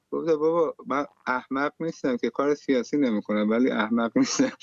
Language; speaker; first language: Persian; native; Persian